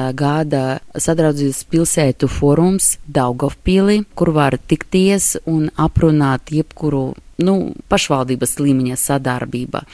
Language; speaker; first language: Latvian; non-native, local second language; Russian